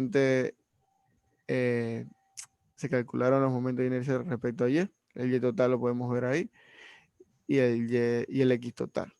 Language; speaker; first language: Spanish; native; Spanish